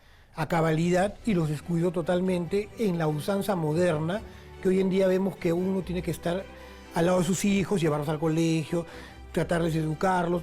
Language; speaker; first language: Spanish; native; Spanish